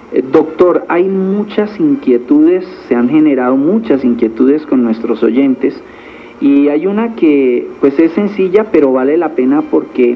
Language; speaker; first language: Spanish; native; Spanish